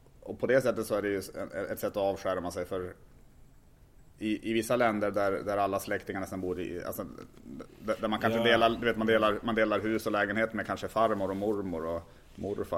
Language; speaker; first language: Swedish; native; Swedish